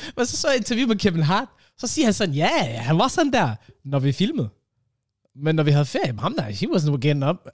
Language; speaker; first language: Danish; early bilingual, other home language; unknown